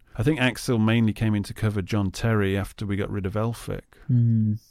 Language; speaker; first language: English; native; English